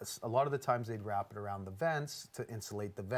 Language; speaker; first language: English; native; English